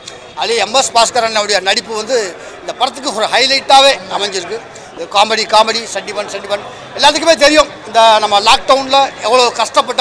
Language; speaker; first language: Tamil; native; Tamil